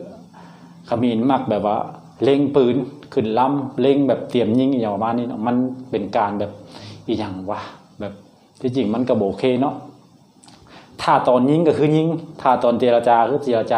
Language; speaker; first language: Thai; non-native, local second language; Lao